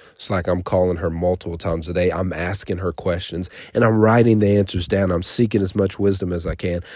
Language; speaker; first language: English; native; English